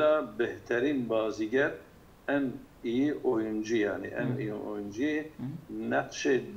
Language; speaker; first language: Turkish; non-native, local second language; Kurdish